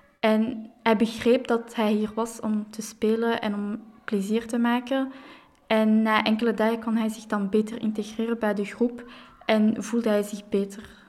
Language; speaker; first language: Dutch; non-native, local second language; French